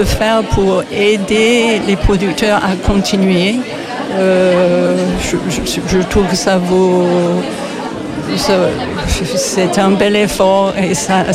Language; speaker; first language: French; non-native, fluent; English